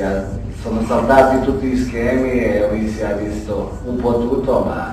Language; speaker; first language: Italian; non-native, fluent; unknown